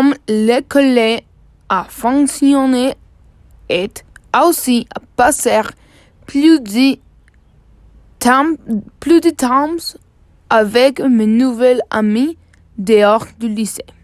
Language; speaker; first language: French; non-native, learner; Spanish